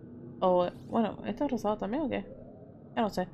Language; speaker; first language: Spanish; early bilingual, heritage; Spanish